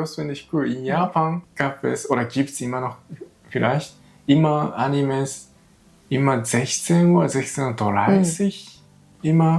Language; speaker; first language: German; non-native, learner; Japanese